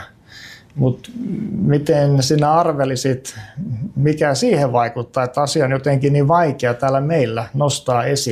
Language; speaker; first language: Finnish; native; Finnish